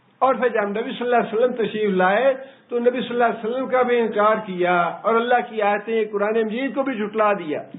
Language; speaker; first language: Urdu; non-native, local second language; Punjabi